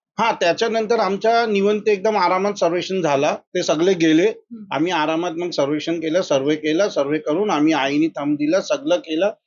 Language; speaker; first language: Marathi; native; Marathi